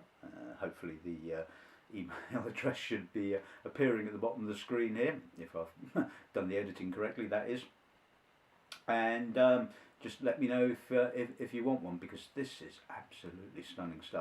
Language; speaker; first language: English; native; English